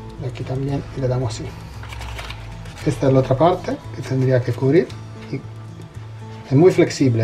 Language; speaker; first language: Spanish; non-native, fluent; Italian